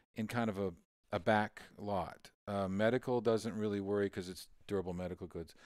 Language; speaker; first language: English; native; English